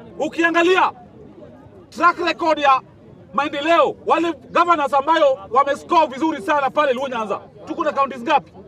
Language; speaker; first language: Swahili; native; Swahili